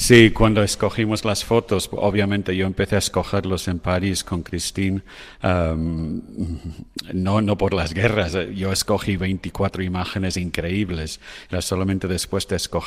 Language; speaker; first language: Spanish; non-native, fluent; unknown